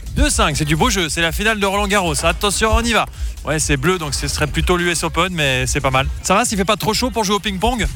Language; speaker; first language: French; native; French